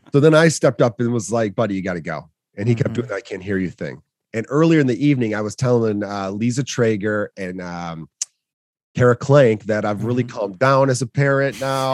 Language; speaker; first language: English; native; English